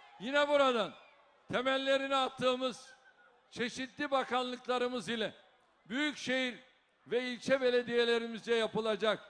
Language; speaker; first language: Turkish; native; Turkish